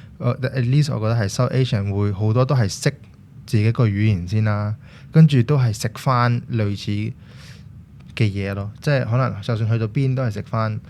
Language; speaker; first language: Cantonese; non-native, local second language; Urdu